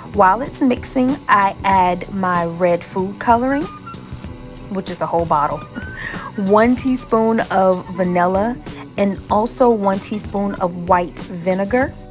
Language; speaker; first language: English; native; English